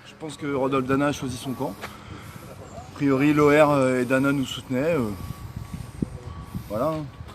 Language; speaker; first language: French; native; French